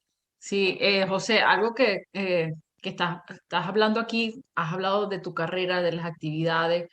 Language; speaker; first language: Spanish; native; Spanish